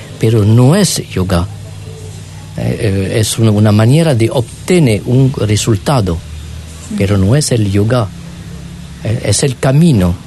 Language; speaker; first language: Spanish; non-native, learner; French